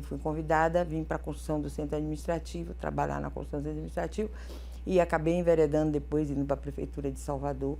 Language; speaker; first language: Portuguese; early bilingual, other home language; Galician